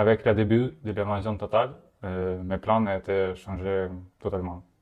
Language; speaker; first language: French; non-native, fluent; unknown